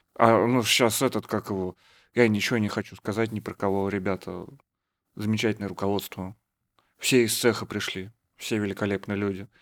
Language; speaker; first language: Russian; native; Russian